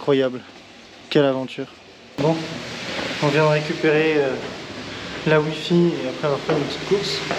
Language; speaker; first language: French; native; French